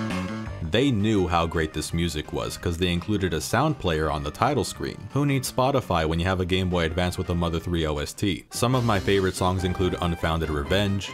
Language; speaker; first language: English; native; English